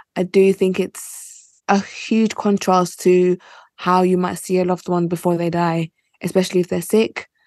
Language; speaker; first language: English; native; English